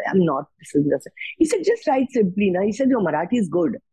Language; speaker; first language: English; non-native, local second language; Marathi